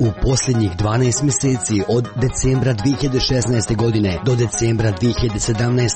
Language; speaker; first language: Croatian; native; Croatian